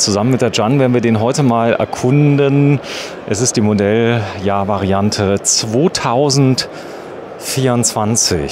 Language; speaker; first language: German; native; German